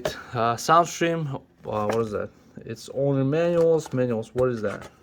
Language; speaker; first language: English; non-native, local second language; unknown